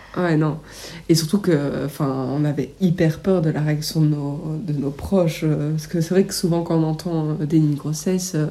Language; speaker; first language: French; native; French